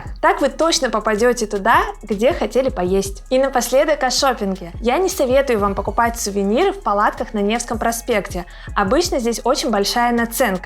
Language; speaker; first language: Russian; native; Russian